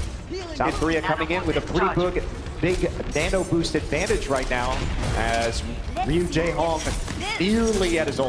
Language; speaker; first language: English; native; English